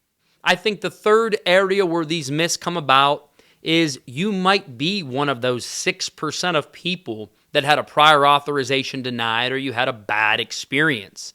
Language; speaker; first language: English; native; English